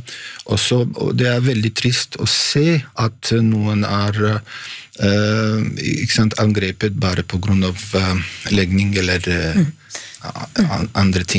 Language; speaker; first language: Norwegian; non-native, fluent; Bosnian